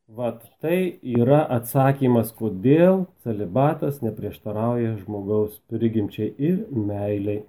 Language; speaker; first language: Lithuanian; native; Lithuanian